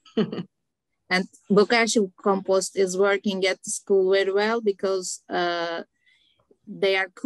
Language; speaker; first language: English; non-native, learner; Turkish